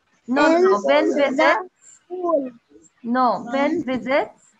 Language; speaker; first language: English; non-native, learner; Arabic